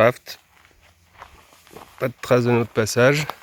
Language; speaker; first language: French; native; French